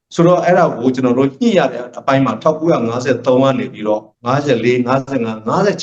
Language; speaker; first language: Burmese; non-native, local second language; S'gaw Karen